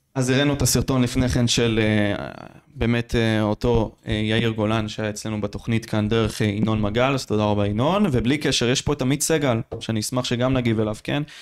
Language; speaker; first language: Hebrew; native; Hebrew